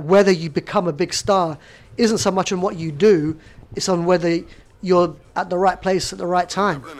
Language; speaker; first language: English; native; English